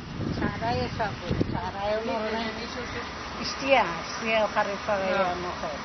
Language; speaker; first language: Hebrew; non-native, fluent; Malayalam